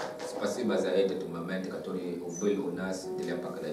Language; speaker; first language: Russian; non-native, fluent; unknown